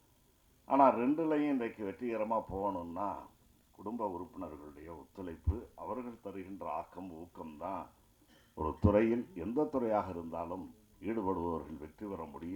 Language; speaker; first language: Tamil; native; Tamil